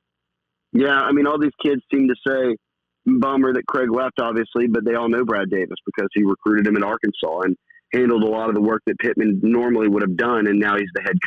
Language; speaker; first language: English; native; English